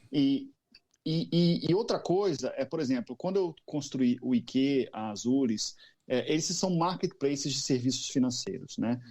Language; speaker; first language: Portuguese; native; Portuguese